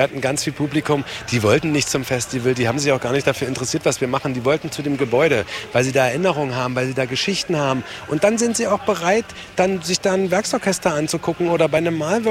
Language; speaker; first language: German; native; German